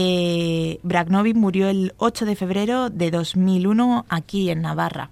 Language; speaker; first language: Spanish; native; Spanish